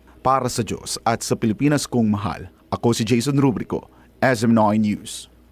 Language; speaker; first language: Filipino; native; Filipino